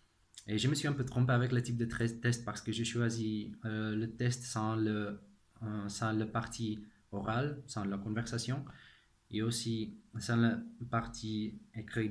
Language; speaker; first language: French; non-native, fluent; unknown